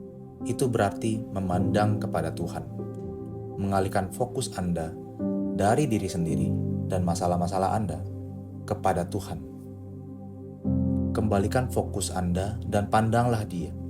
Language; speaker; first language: Indonesian; native; Indonesian